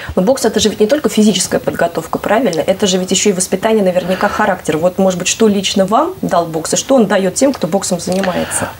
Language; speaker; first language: Russian; native; Russian